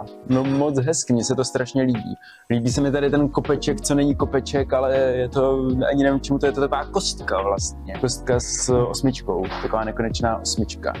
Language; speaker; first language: Czech; native; Czech